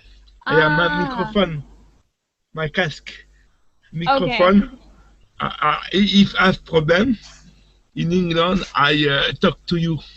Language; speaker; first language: English; non-native, learner; French